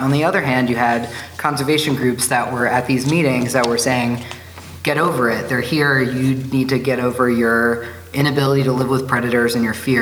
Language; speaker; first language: English; native; English